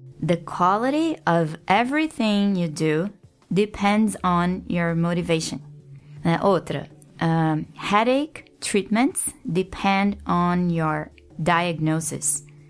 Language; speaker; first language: English; non-native, fluent; Portuguese